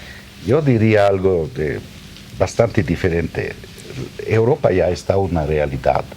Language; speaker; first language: Spanish; non-native, fluent; German